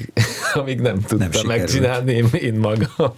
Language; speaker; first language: Hungarian; early bilingual, heritage; Hungarian